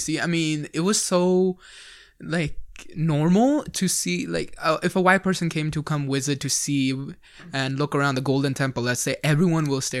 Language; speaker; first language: English; early bilingual, other home language; Punjabi